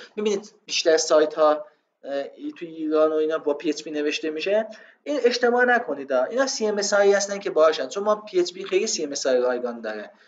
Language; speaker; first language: Persian; non-native, local second language; Azerbaijani